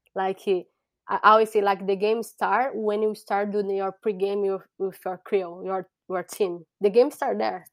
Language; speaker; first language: English; non-native, learner; Portuguese